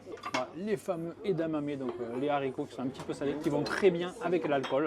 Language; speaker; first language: French; native; French